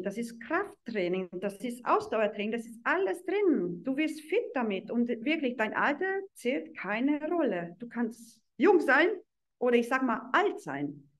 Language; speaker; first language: German; non-native, fluent; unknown